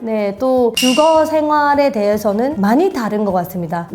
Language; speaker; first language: Korean; non-native, fluent; Burmese